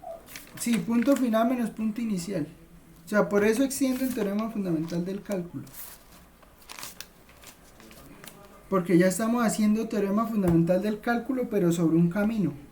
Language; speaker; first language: Spanish; native; Spanish